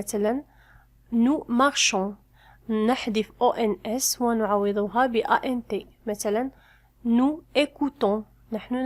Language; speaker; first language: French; non-native, fluent; Arabic